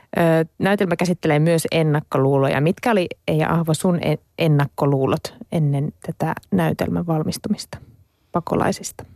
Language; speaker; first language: Finnish; native; Finnish